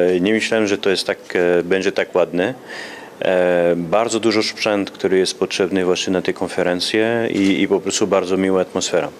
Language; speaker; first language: Polish; early bilingual, heritage; Polish